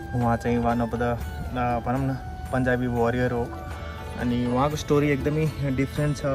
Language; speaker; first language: Nepali; early bilingual, heritage; Nepali